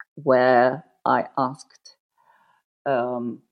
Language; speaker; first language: English; non-native, fluent; Japanese